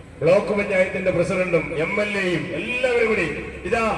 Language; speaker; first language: Malayalam; native; Malayalam